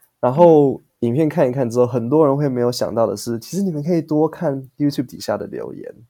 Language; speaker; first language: Chinese; native; Chinese